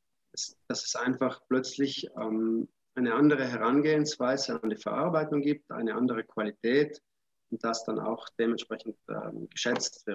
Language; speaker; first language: German; native; German